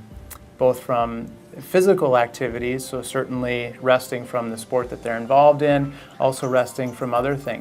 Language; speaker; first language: English; native; English